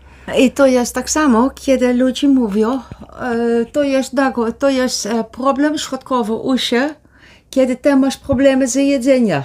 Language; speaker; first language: Polish; non-native, learner; Dutch